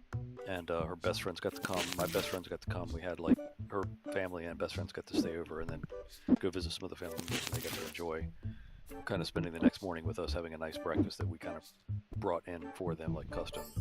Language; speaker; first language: English; native; English